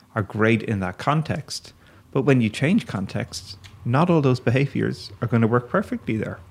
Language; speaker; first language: English; native; English